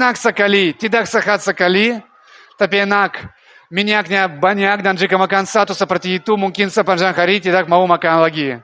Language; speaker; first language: Indonesian; non-native, learner; Russian